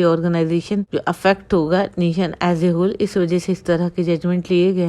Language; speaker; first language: Hindi; native; Hindi